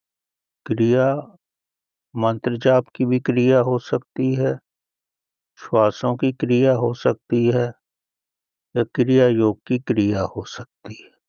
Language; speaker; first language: Hindi; native; Hindi